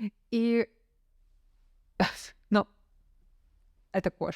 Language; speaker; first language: Russian; native; Russian